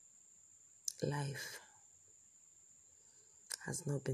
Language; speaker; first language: English; non-native, local second language; Igbo